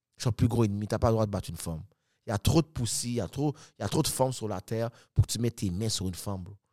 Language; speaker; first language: French; native; French